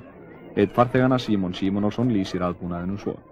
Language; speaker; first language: Icelandic; native; Icelandic